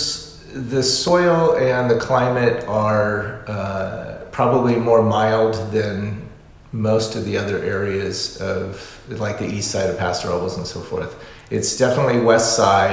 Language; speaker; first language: English; native; English